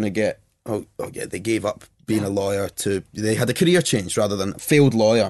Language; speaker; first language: English; native; English